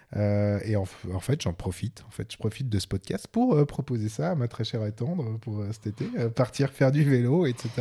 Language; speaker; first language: French; native; French